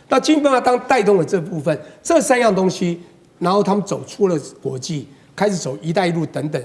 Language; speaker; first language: Chinese; native; Chinese